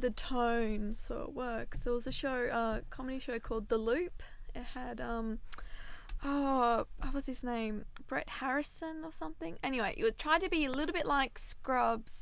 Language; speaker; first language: English; native; English